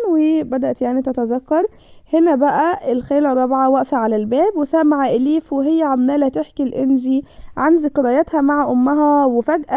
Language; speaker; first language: Arabic; native; Arabic